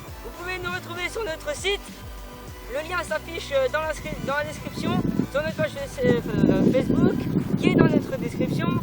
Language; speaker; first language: French; native; French